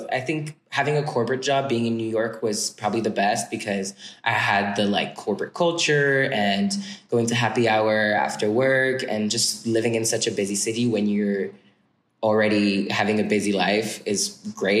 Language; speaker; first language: English; non-native, fluent; French